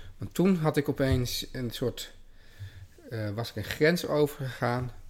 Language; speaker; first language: Dutch; native; Dutch